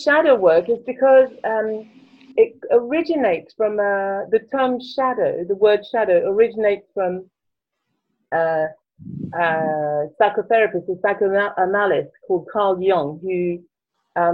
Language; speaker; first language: English; non-native, fluent; French